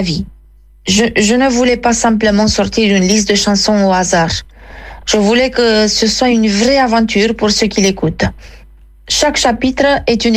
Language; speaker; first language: French; non-native, fluent; Romanian